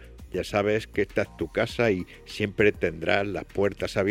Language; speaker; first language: Spanish; native; Spanish